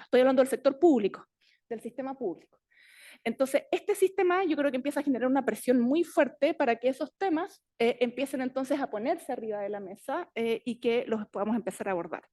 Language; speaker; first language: Spanish; native; Spanish